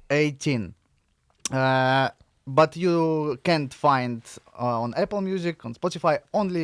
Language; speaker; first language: English; non-native, learner; Russian